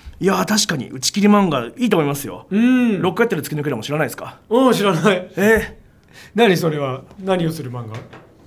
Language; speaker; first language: Japanese; native; Japanese